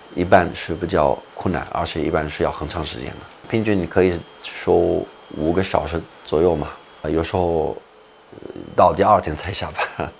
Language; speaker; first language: Chinese; non-native, fluent; Arabic